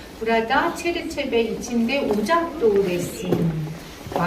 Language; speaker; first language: Turkish; non-native, learner; Korean